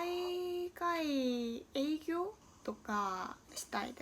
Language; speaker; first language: Japanese; non-native, learner; Korean